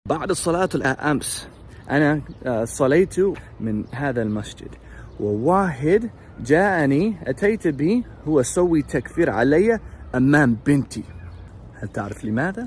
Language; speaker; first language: Arabic; non-native, learner; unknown